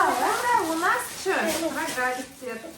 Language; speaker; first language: Russian; non-native, local second language; Kazakh